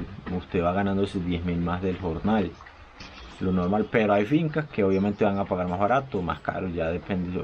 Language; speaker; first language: Spanish; native; Spanish